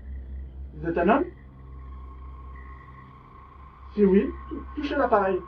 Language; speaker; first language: French; native; French